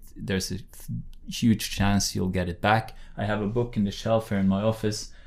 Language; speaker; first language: English; non-native, fluent; Norwegian